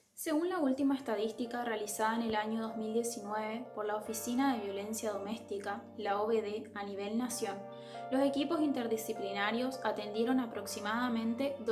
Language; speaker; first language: Spanish; native; Spanish